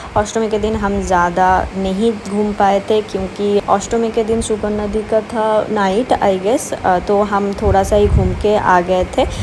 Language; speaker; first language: Hindi; non-native, local second language; Bangla